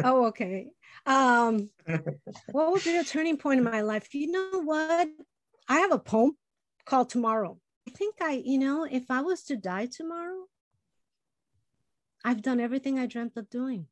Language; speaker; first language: English; early bilingual, other home language; Spanish